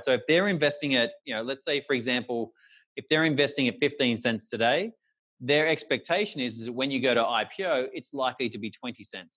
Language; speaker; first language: English; native; English